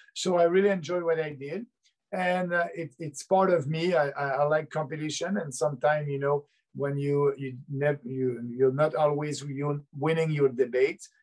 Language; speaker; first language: English; native; English